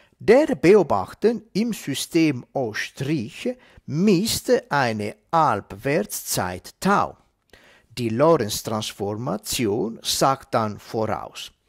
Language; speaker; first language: German; non-native, fluent; Italian